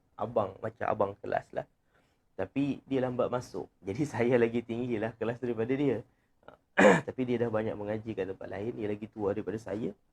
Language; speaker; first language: Malay; native; Malay